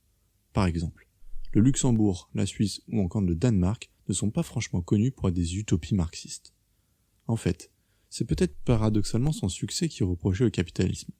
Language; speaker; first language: French; native; French